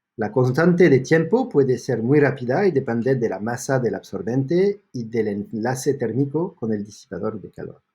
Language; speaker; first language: Spanish; non-native, fluent; French